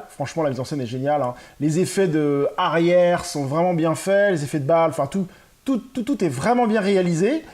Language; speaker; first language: French; native; French